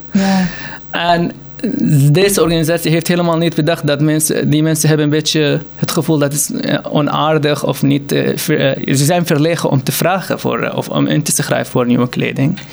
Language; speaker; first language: Dutch; non-native, fluent; Arabic